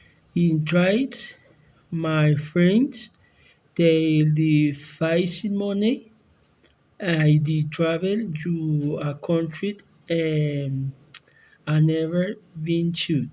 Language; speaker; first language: English; non-native, learner; Spanish